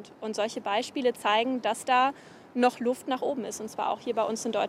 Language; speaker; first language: German; native; German